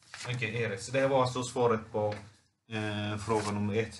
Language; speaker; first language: Swedish; non-native, fluent; Finnish